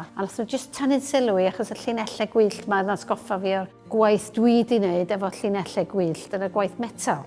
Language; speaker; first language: Welsh; native; Welsh